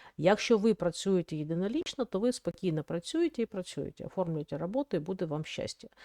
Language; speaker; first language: Ukrainian; native; Ukrainian